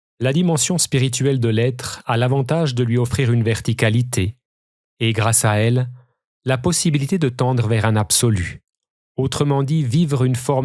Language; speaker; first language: French; native; French